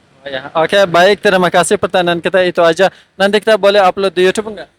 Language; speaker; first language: Indonesian; non-native, fluent; Persian